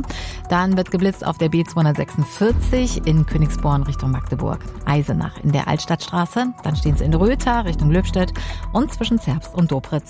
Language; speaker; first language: German; native; German